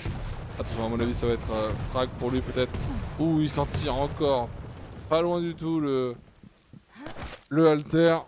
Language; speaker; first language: French; native; French